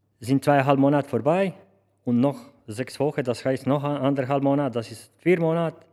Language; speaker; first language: German; non-native, learner; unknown